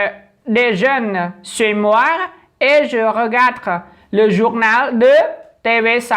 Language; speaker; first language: French; non-native, learner; Khmer